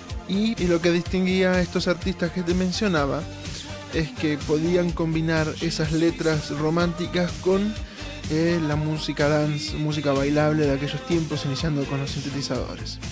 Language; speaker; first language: Spanish; native; Spanish